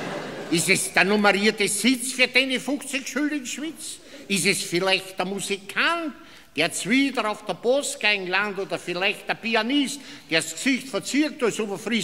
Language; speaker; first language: German; native; German